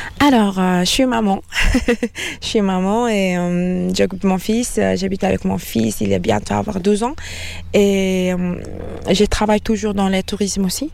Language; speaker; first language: French; non-native, fluent; Mongolian